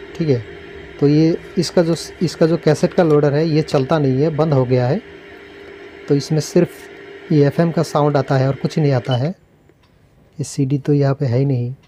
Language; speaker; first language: Hindi; native; Hindi